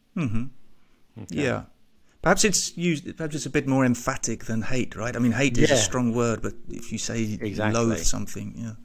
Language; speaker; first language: English; native; English